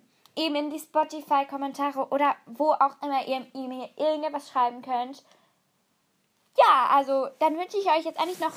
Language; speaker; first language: German; native; German